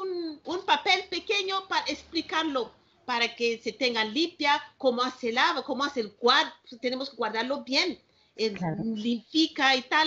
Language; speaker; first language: Spanish; non-native, learner; Malagasy